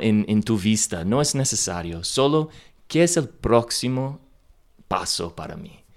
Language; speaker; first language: Spanish; non-native, learner; English